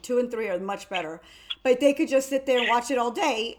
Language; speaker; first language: English; early bilingual, other home language; Spanish